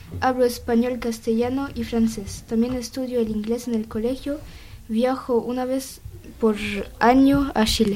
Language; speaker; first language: Spanish; early bilingual, heritage; Spanish